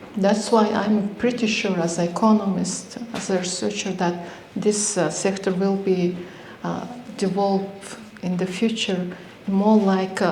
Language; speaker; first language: English; non-native, fluent; Mongolian